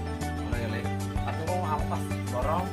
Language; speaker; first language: Indonesian; non-native, local second language; Javanese